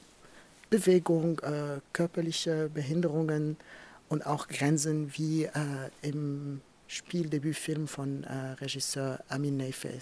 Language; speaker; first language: German; non-native, fluent; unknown